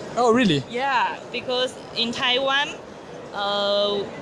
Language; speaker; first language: English; non-native, learner; Chinese